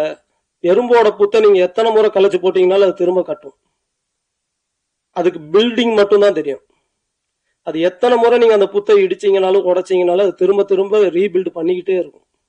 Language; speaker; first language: Tamil; native; Tamil